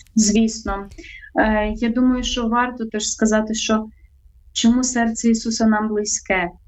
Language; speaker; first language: Ukrainian; native; Ukrainian